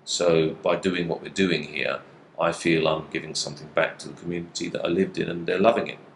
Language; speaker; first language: English; native; English